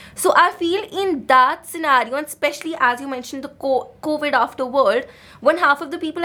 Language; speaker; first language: English; non-native, local second language; Hindi